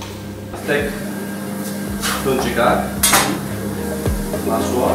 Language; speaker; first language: Polish; non-native, learner; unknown